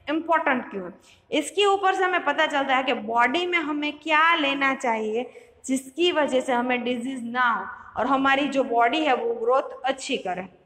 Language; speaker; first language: Hindi; non-native, local second language; Gujarati